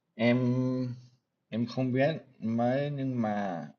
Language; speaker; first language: Vietnamese; non-native, learner; English